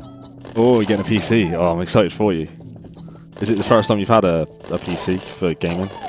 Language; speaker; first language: English; native; English